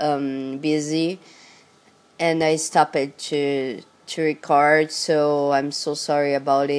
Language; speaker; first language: English; non-native, learner; Portuguese